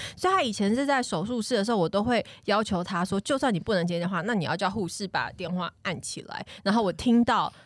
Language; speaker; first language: Chinese; early bilingual, heritage; Chinese